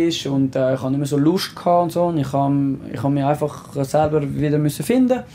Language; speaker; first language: German; non-native, fluent; French